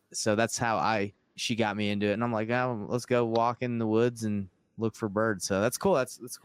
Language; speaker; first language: English; native; English